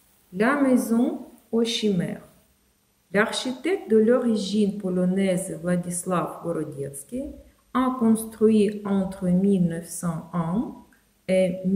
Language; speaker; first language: French; non-native, fluent; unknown